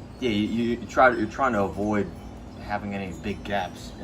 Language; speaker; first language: English; native; English